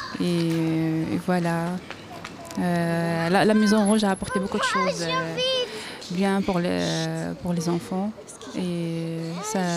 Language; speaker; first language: French; non-native, learner; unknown